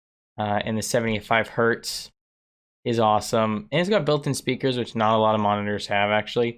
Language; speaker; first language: English; native; English